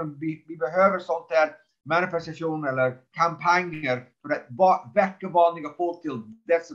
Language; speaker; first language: Swedish; non-native, fluent; English